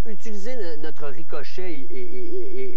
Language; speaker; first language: French; native; French